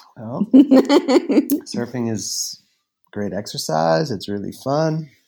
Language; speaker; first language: English; native; English